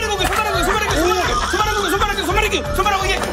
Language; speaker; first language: Korean; native; Korean